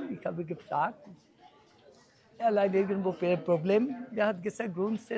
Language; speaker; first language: German; non-native, learner; Bangla